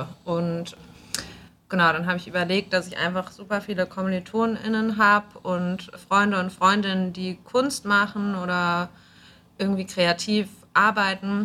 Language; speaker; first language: German; native; German